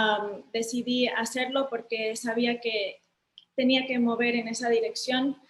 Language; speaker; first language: Spanish; early bilingual, heritage; Spanish